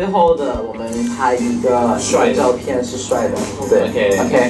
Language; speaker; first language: Chinese; non-native, learner; Thai